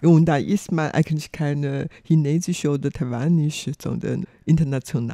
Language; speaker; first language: German; non-native, fluent; Chinese